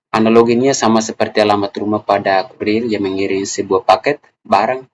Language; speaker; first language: Indonesian; non-native, local second language; Tetum